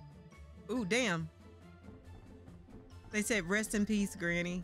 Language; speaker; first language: English; native; English